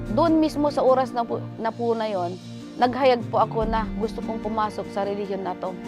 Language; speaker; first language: Filipino; non-native, local second language; Pangasinan